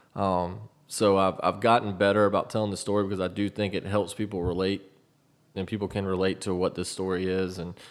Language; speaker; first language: English; native; English